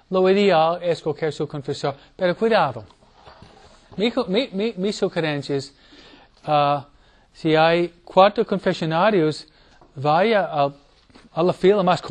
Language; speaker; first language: Spanish; non-native, fluent; English